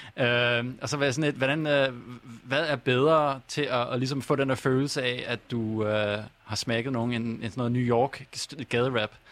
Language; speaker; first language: Danish; native; Danish